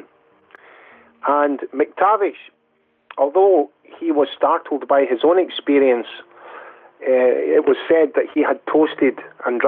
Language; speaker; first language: English; native; English